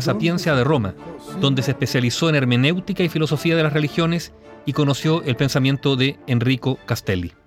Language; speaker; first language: Spanish; native; Spanish